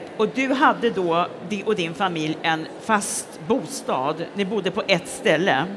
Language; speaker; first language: Swedish; native; Swedish